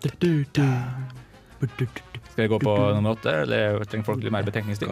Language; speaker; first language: Norwegian; native; Norwegian